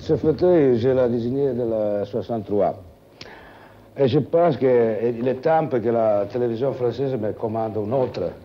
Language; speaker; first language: French; non-native, fluent; Italian